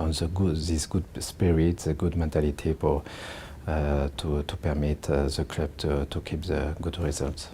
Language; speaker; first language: English; non-native, learner; French